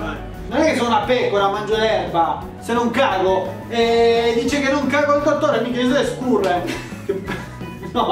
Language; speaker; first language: Italian; native; Italian